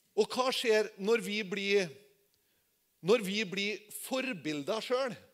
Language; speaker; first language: Norwegian; native; Norwegian